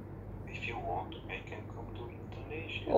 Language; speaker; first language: English; non-native, learner; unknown